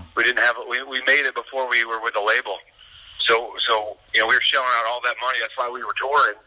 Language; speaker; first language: English; native; English